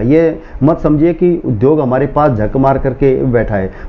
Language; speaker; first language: Hindi; non-native, local second language; Rajasthani